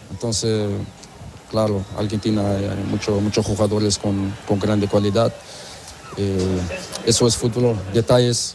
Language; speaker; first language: Spanish; non-native, learner; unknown